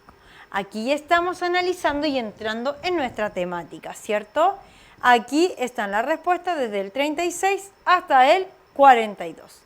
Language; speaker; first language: Spanish; native; Spanish